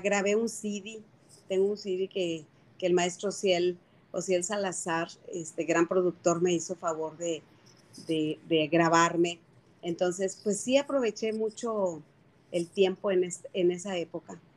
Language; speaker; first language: Spanish; native; Spanish